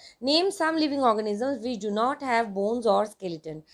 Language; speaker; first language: English; non-native, local second language; Bangla